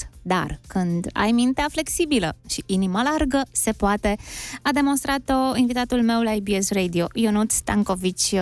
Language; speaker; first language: Romanian; native; Romanian